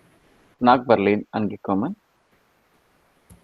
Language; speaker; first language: German; non-native, learner; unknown